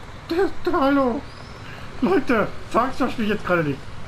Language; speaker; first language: German; native; German